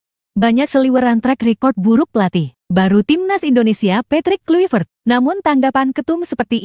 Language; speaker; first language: Indonesian; native; Indonesian